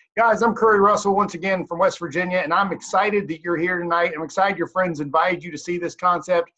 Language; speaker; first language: English; native; English